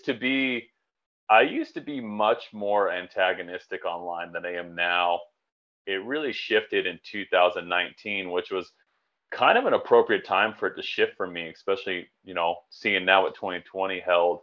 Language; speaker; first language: English; native; English